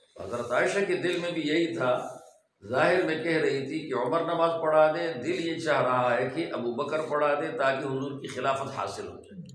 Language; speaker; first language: Urdu; non-native, local second language; Pashto